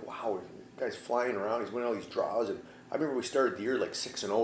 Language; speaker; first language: English; native; English